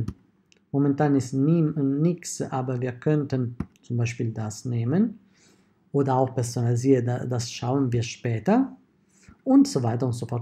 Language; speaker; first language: German; non-native, fluent; Italian